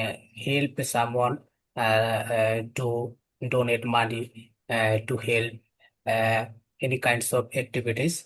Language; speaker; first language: English; non-native, learner; Bangla